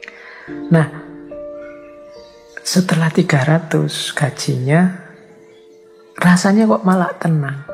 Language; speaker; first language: Indonesian; native; Indonesian